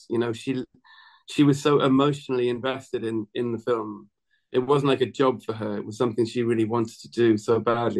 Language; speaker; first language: English; native; English